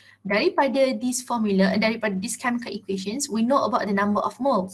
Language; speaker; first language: English; non-native, local second language; Malay